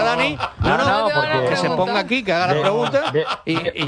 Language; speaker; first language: Spanish; native; Spanish